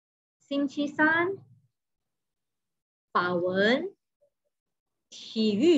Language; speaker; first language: Chinese; non-native, fluent; Indonesian